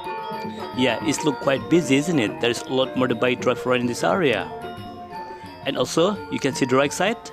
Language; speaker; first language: English; non-native, local second language; Indonesian